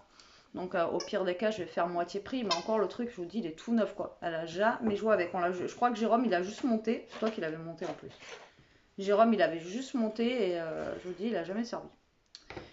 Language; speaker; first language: French; native; French